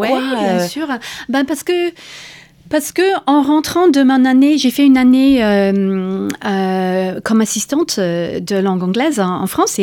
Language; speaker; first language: French; non-native, fluent; English